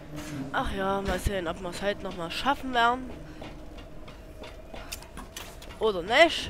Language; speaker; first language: German; native; German